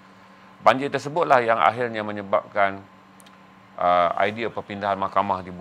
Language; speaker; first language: Malay; native; Malay